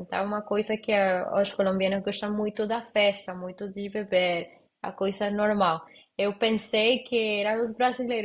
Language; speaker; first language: Portuguese; non-native, learner; Spanish